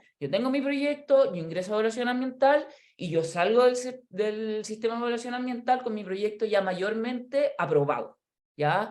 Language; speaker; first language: Spanish; native; Spanish